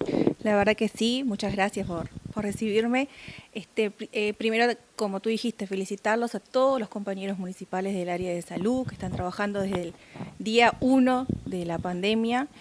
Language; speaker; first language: Spanish; native; Spanish